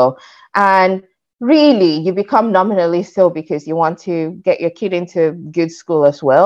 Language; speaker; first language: English; non-native, local second language; Yoruba